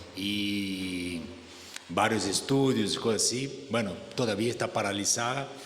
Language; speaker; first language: Spanish; non-native, fluent; Portuguese